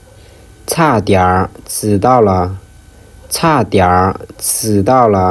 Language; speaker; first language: Chinese; non-native, fluent; Lao